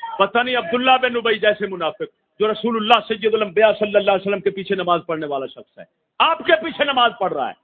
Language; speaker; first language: Urdu; non-native, local second language; Punjabi